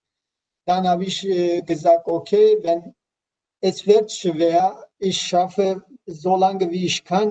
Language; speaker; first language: German; non-native, learner; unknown